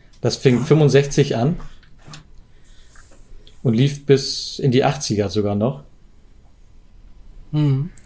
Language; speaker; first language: German; native; German